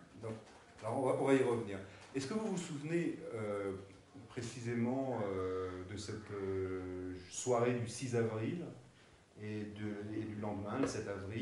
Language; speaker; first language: French; native; French